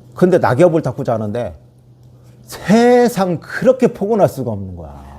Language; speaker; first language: Korean; native; Korean